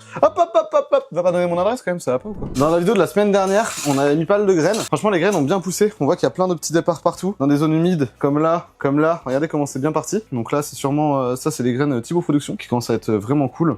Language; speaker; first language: French; native; French